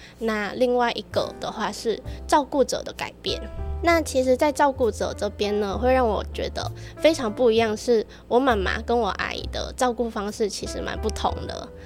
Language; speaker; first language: Chinese; early bilingual, other home language; Vietnamese